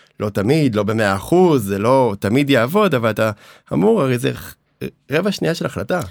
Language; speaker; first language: Hebrew; native; Hebrew